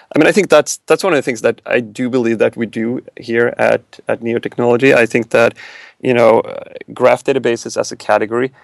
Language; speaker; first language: English; non-native, fluent; Swedish